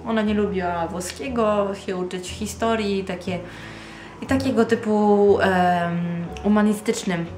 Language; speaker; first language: Polish; early bilingual, other home language; Italian